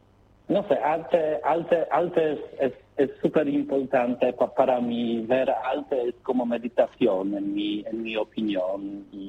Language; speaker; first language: Spanish; non-native, learner; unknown